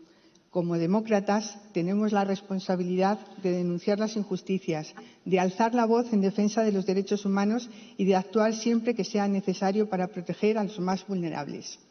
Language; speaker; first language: Spanish; native; Spanish